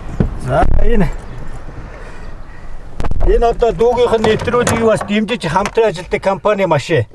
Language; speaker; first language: Mongolian; native; Mongolian